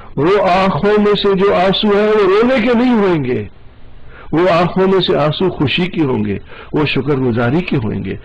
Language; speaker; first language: Urdu; non-native, local second language; Gujarati